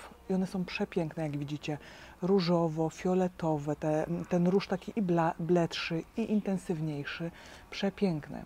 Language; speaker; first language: Polish; native; Polish